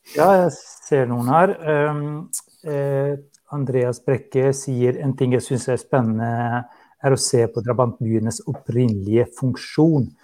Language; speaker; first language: Norwegian; non-native, fluent; Albanian